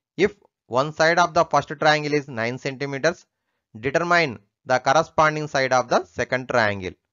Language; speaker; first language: English; non-native, local second language; Telugu